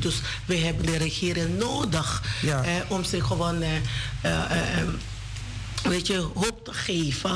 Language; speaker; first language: Dutch; non-native, learner; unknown